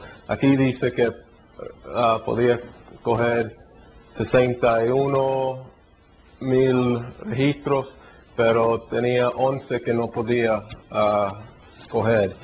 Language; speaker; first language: Spanish; early bilingual, heritage; Spanish